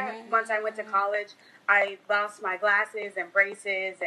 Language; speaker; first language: English; native; English